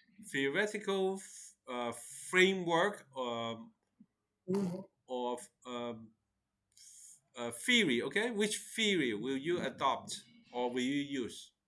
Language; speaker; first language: English; non-native, fluent; Chinese